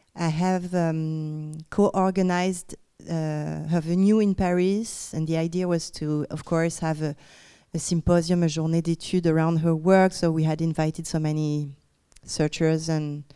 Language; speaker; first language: English; non-native, fluent; French